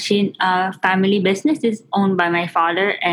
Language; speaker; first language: English; non-native, local second language; Filipino